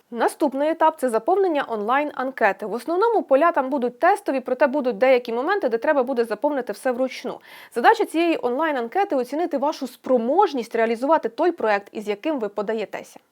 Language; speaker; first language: Ukrainian; native; Ukrainian